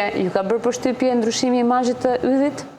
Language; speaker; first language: Albanian; native; Albanian